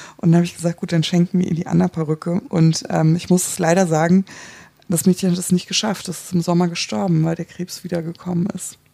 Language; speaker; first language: German; native; German